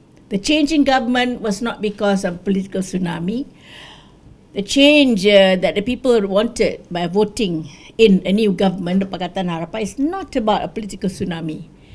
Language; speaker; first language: English; non-native, local second language; Malay